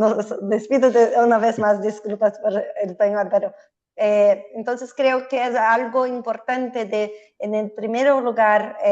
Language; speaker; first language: Spanish; non-native, fluent; Portuguese